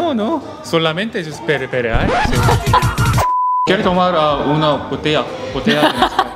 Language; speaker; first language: Spanish; non-native, learner; Korean